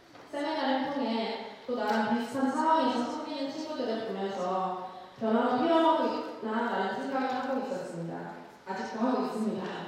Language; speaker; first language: Korean; early bilingual, heritage; Korean